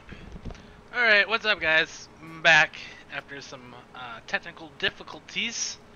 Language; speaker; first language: English; native; English